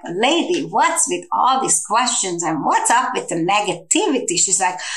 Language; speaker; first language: English; non-native, fluent; Hungarian